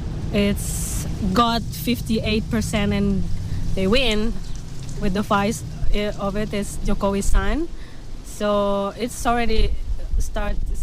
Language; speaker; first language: English; non-native, fluent; Indonesian